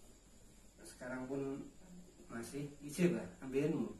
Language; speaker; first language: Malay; non-native, local second language; Javanese